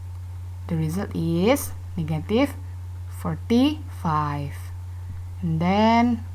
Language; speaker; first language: English; non-native, learner; Indonesian